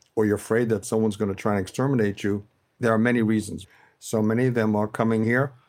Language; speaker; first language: English; native; English